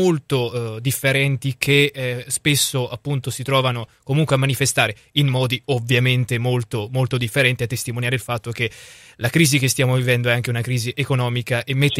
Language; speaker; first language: Italian; native; Italian